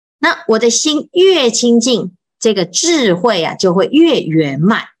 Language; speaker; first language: Chinese; native; Chinese